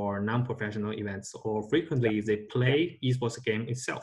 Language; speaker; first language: English; non-native, learner; Chinese